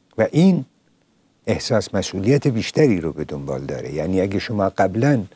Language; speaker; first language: Persian; non-native, local second language; Central Kurdish